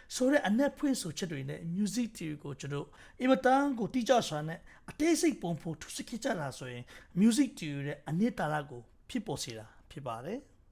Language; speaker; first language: Burmese; non-native, local second language; Kachin